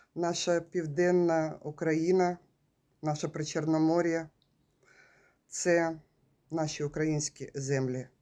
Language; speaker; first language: Ukrainian; native; Ukrainian